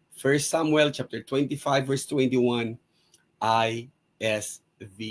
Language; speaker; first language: English; non-native, local second language; Filipino